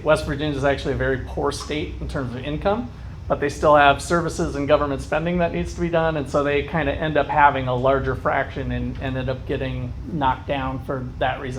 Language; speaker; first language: English; native; English